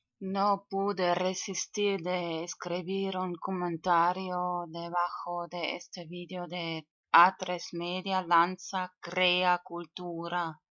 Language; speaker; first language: Spanish; non-native, fluent; German